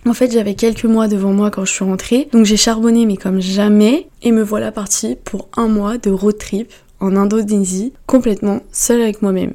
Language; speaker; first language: French; native; French